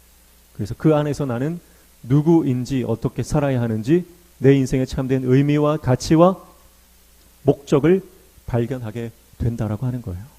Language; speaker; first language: Korean; native; Korean